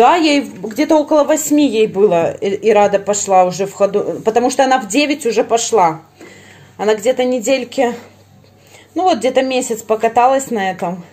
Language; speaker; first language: Russian; native; Russian